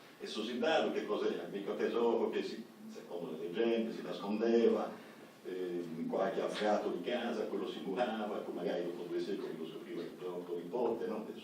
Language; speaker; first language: Italian; non-native, local second language; Sardinian